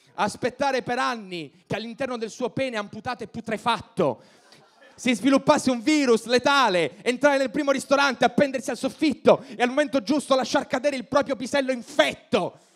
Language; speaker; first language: Italian; native; Italian